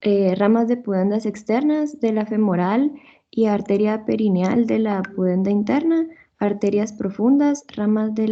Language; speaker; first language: Spanish; native; Spanish